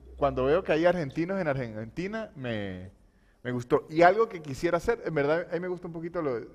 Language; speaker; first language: Spanish; native; Spanish